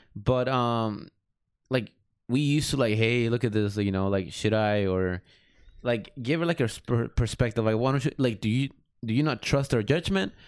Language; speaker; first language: English; early bilingual, other home language; Spanish